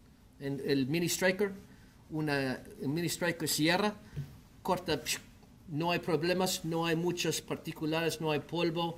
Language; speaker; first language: Spanish; non-native, learner; English